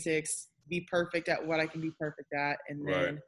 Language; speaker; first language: English; native; English